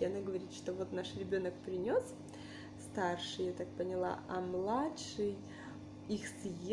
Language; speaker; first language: Russian; native; Russian